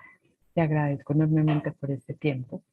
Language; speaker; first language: Spanish; native; Spanish